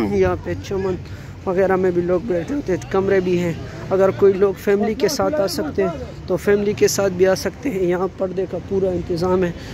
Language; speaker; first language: Urdu; non-native, local second language; Pashto